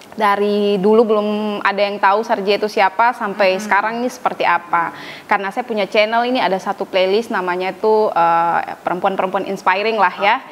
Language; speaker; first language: Indonesian; native; Indonesian